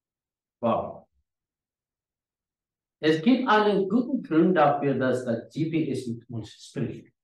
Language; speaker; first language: German; non-native, learner; Afrikaans